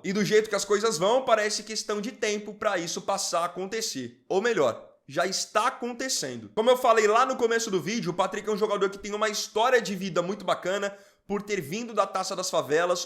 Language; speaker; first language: Portuguese; native; Portuguese